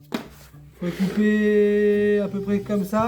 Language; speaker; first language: French; native; French